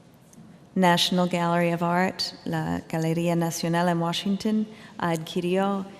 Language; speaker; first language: Spanish; non-native, fluent; English